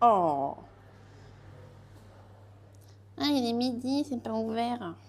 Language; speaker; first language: French; early bilingual, other home language; Portuguese